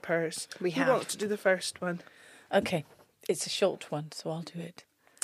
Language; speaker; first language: English; native; English